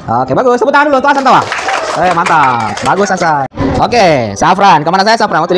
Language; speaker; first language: Indonesian; native; Indonesian